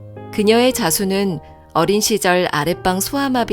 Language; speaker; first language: Korean; native; Korean